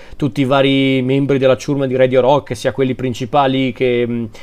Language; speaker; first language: Italian; native; Italian